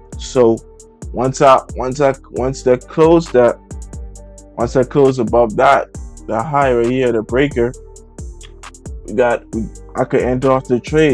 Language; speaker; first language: English; native; English